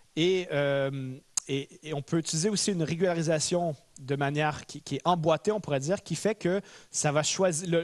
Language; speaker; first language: French; native; French